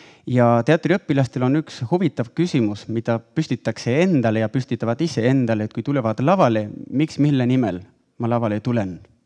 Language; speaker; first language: Estonian; non-native, fluent; Spanish